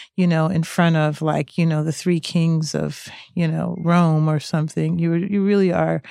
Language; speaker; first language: English; native; English